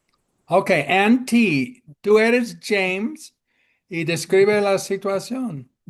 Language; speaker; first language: Spanish; non-native, fluent; English